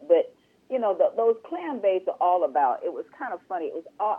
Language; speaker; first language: English; native; English